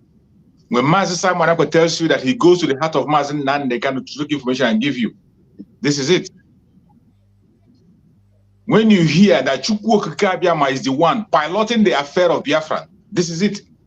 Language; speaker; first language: English; non-native, local second language; Igbo